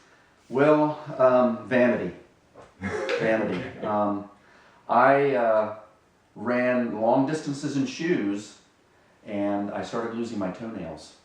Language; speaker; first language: English; native; English